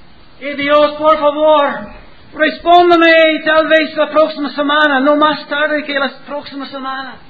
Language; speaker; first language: Spanish; non-native, learner; English